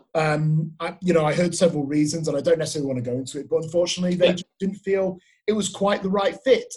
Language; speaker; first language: English; native; English